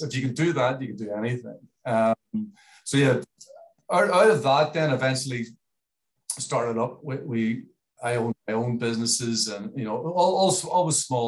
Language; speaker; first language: English; native; English